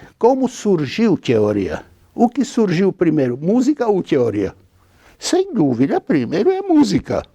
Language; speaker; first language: Portuguese; non-native, fluent; Czech